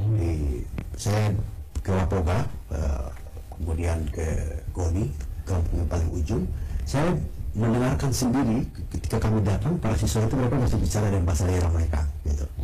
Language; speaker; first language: Indonesian; non-native, local second language; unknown